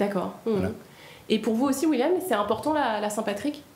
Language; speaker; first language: French; native; French